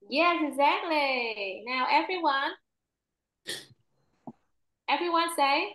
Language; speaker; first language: English; non-native, fluent; Vietnamese